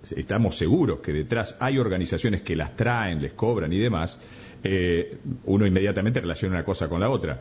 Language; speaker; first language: Spanish; native; Spanish